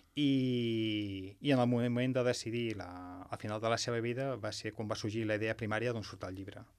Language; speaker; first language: Catalan; non-native, local second language; Spanish